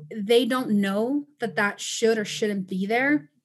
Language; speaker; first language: English; non-native, fluent; Spanish